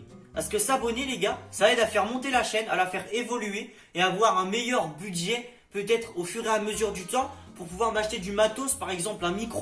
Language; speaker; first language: French; native; French